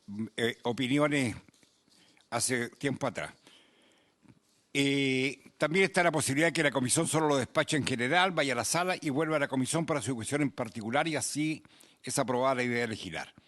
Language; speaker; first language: Spanish; native; Spanish